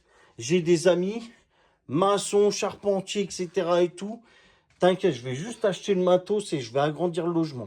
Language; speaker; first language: French; native; French